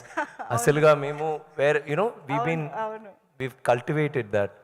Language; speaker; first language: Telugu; non-native, local second language; Tamil